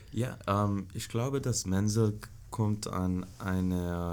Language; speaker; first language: German; non-native, learner; English